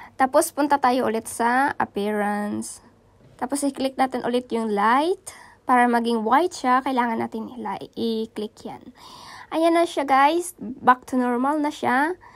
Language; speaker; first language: Filipino; non-native, local second language; Cebuano